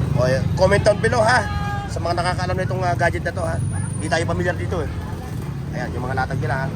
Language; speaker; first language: Filipino; native; Filipino